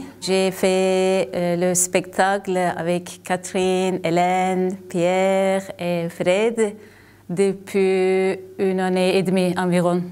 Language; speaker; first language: French; non-native, learner; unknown